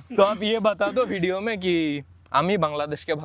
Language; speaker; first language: Hindi; non-native, fluent; Bangla